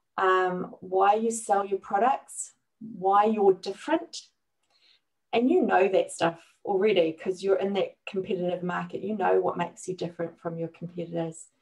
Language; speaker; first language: English; native; English